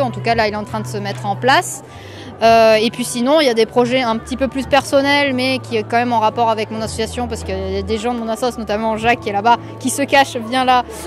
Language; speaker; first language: French; native; French